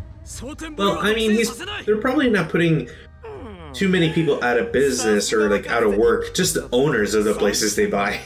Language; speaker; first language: English; native; English